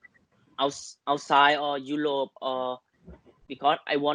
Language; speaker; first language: English; non-native, learner; Thai